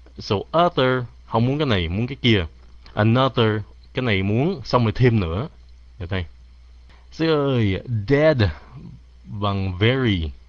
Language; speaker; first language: Vietnamese; early bilingual, heritage; Vietnamese